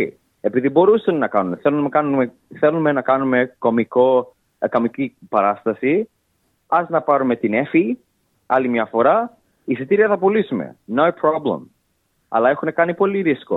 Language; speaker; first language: Greek; early bilingual, heritage; English